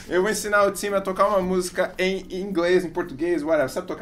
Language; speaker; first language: Portuguese; native; Portuguese